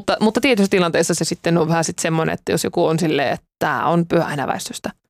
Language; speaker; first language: Finnish; native; Finnish